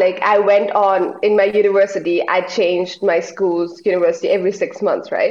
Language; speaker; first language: English; non-native, local second language; Hindi